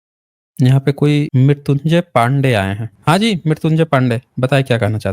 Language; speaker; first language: Hindi; native; Hindi